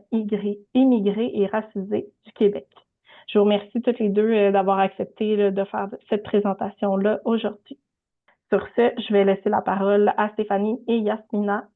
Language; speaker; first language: French; native; French